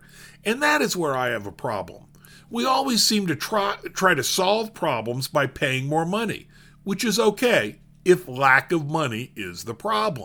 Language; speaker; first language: English; native; English